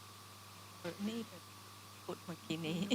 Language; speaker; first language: Thai; non-native, fluent; English